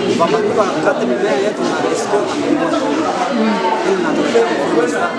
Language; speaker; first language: Swahili; non-native, local second language; Nande